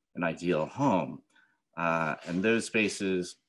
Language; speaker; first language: English; native; English